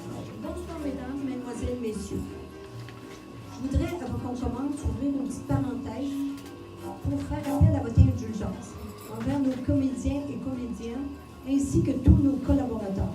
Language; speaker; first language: French; native; French